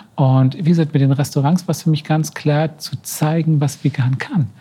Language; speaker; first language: German; native; German